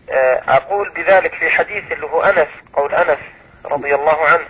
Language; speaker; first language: Arabic; native; Arabic